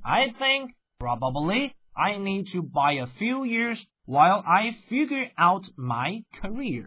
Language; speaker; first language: English; non-native, fluent; Chinese